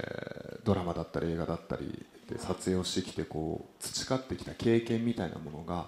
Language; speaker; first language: Japanese; native; Japanese